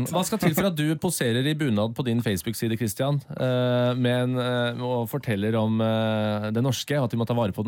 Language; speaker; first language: Norwegian; native; Norwegian